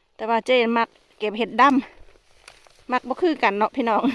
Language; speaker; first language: Thai; non-native, local second language; Khmer